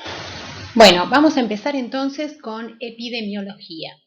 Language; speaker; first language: Spanish; native; Spanish